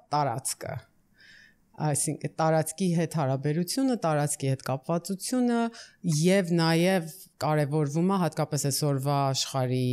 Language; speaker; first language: Armenian; early bilingual, heritage; Armenian